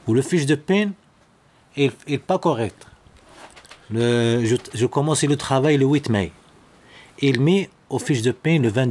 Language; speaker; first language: French; non-native, learner; Arabic